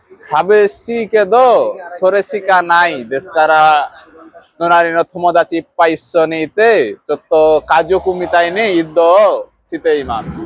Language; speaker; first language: Japanese; non-native, learner; Bangla